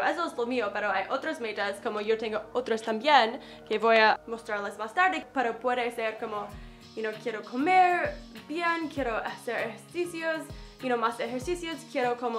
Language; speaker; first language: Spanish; non-native, fluent; English